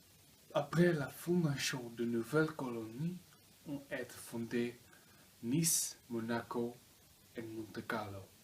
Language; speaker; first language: French; non-native, learner; Dutch